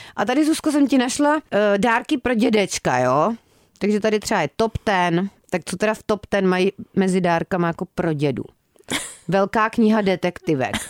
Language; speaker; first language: Czech; native; Czech